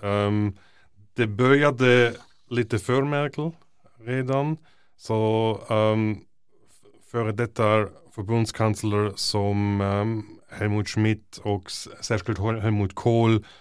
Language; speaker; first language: Norwegian; non-native, fluent; German